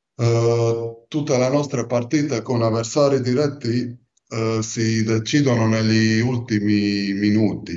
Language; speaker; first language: Italian; non-native, fluent; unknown